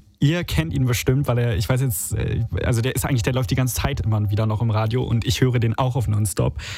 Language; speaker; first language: German; early bilingual, other home language; Italian